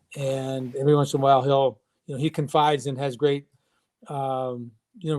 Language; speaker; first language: English; native; English